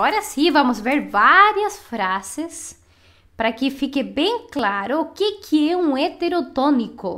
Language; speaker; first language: Portuguese; non-native, fluent; Spanish